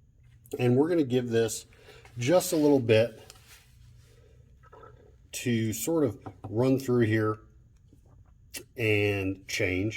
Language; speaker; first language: English; native; English